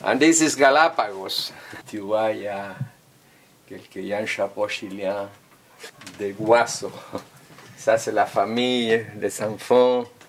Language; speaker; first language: French; non-native, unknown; Spanish